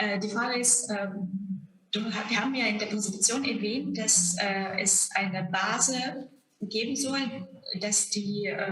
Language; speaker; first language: German; non-native, fluent; Russian